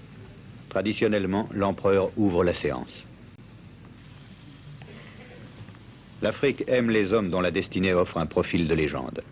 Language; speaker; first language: French; native; French